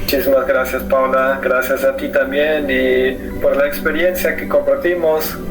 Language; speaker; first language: Spanish; non-native, fluent; German